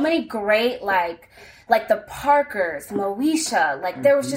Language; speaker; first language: English; native; English